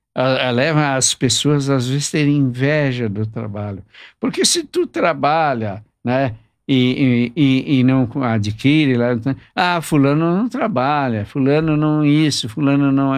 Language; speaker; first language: Portuguese; native; Portuguese